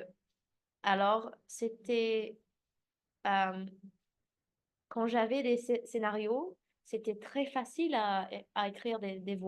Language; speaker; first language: French; early bilingual, heritage; English